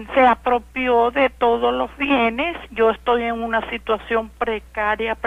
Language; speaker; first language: Spanish; native; Spanish